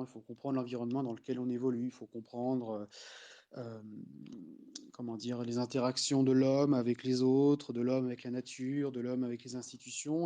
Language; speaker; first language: French; native; French